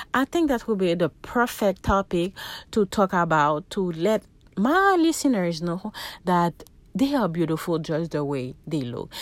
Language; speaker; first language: English; non-native, fluent; Haitian Creole